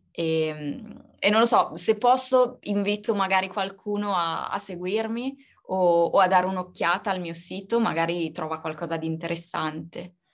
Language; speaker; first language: Italian; native; Italian